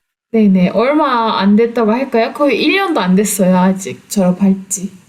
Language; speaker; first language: Korean; non-native, fluent; Turkish